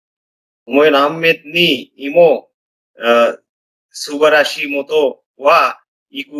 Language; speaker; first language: Japanese; non-native, learner; Bangla